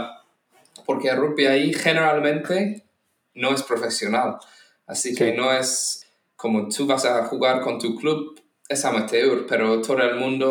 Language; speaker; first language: Spanish; non-native, fluent; English